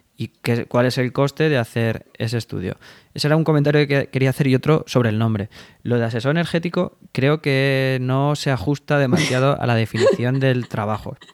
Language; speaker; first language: Spanish; native; Spanish